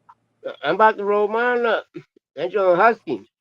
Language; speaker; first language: English; native; English